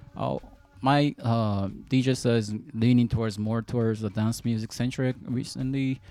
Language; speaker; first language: English; non-native, fluent; Japanese